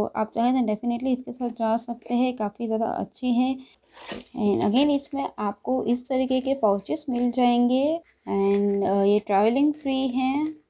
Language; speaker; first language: Hindi; non-native, local second language; Gujarati